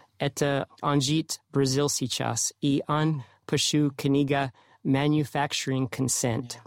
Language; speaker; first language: Russian; non-native, learner; English